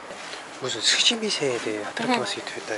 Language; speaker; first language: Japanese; non-native, learner; Korean